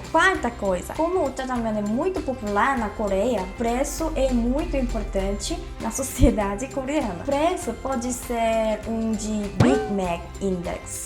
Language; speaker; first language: Portuguese; non-native, fluent; Korean